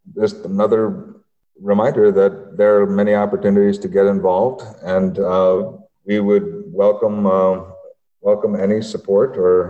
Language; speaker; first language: English; native; English